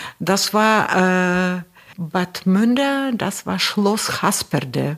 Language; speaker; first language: German; non-native, fluent; Russian